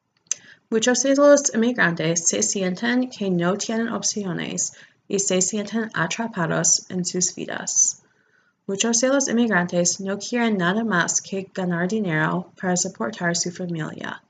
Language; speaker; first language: Spanish; non-native, fluent; English